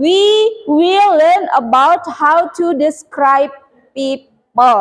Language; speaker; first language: English; non-native, fluent; Indonesian